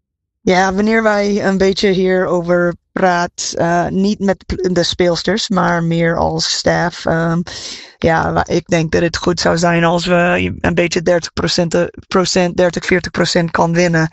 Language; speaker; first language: Dutch; non-native, fluent; English